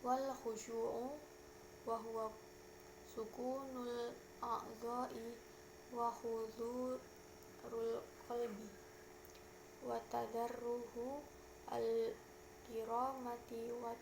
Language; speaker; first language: Arabic; non-native, learner; Indonesian